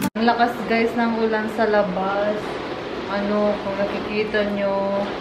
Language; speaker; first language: Filipino; native; Filipino